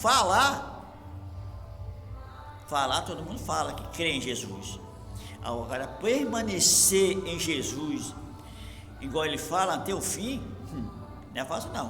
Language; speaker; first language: Portuguese; native; Portuguese